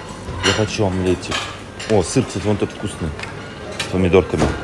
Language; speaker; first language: Russian; native; Russian